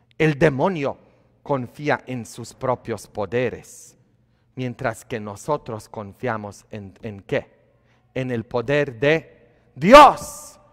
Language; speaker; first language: Spanish; non-native, fluent; Polish